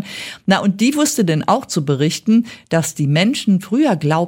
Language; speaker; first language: German; native; German